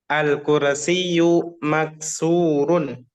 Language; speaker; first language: Arabic; non-native, fluent; Indonesian